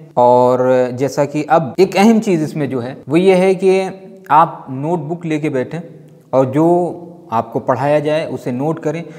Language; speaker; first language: Urdu; native; Urdu